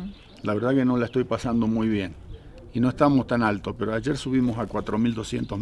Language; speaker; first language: Spanish; native; Spanish